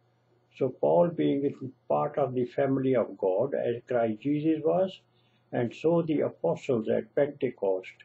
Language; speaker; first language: English; non-native, local second language; Punjabi